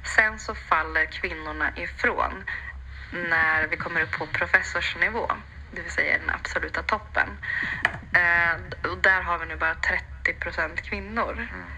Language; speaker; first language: Swedish; native; Swedish